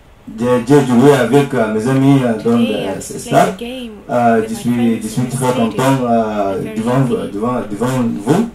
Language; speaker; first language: French; non-native, learner; Arabic